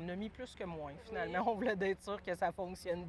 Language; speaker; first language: French; native; French